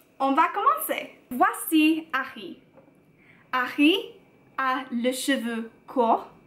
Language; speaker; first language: French; non-native, learner; English